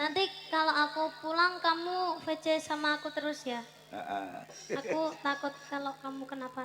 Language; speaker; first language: Indonesian; non-native, local second language; Javanese